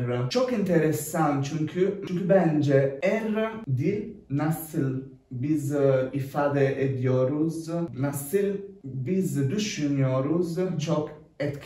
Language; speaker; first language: Turkish; non-native, learner; Italian